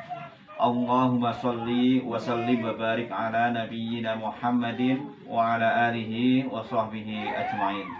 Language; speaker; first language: Indonesian; native; Indonesian